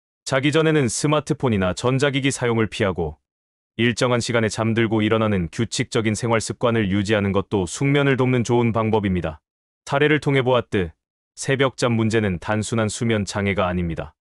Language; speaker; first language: Korean; native; Korean